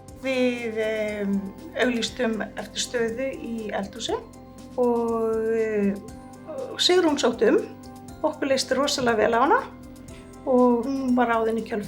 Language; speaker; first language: Icelandic; native; Icelandic